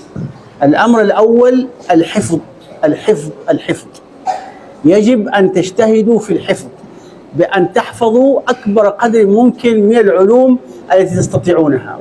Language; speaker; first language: Arabic; native; Arabic